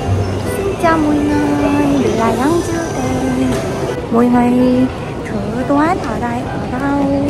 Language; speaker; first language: Vietnamese; non-native, learner; Korean